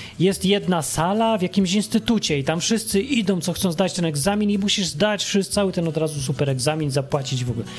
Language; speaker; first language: Polish; native; Polish